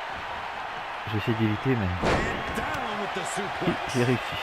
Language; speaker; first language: French; native; French